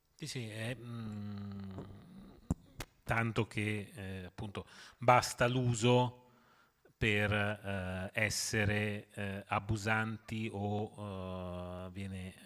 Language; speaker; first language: Italian; native; Italian